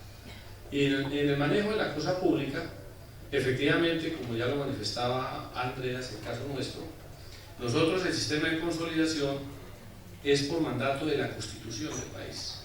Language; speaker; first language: Spanish; native; Spanish